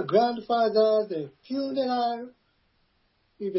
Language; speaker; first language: English; non-native, learner; Japanese